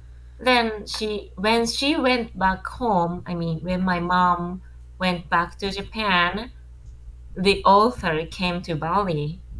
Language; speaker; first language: English; non-native, learner; Japanese